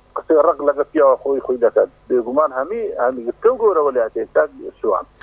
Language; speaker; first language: Central Kurdish; non-native, local second language; Kurdish